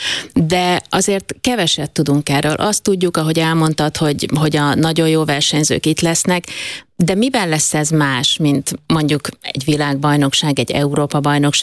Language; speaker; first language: Hungarian; native; Hungarian